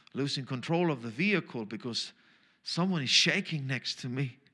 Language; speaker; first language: English; non-native, fluent; German